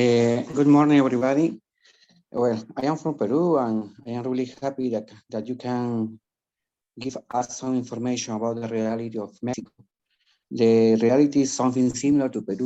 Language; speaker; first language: English; non-native, fluent; Spanish